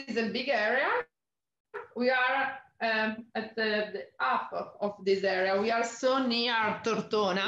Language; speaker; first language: English; non-native, learner; Italian